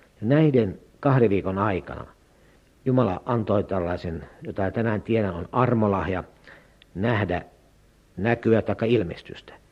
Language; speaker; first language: Finnish; native; Finnish